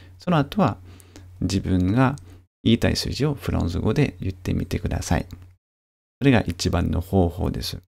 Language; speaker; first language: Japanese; non-native, fluent; French